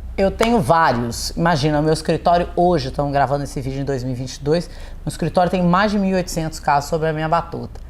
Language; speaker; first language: Portuguese; native; Portuguese